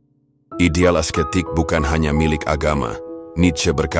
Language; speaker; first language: Indonesian; native; Indonesian